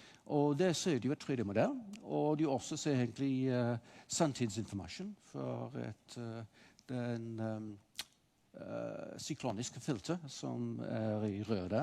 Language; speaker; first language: Norwegian; non-native, fluent; English